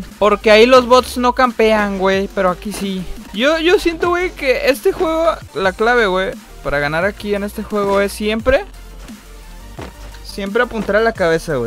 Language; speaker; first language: Spanish; native; Spanish